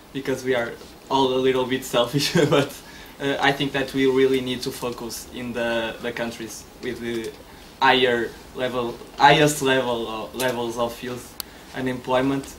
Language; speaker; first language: English; non-native, learner; Portuguese